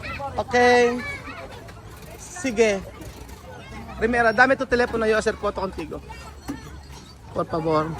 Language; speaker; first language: Spanish; non-native, learner; Filipino